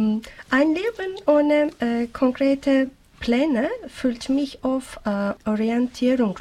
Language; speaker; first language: German; non-native, learner; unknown